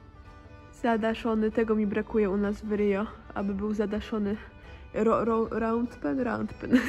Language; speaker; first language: Polish; native; Polish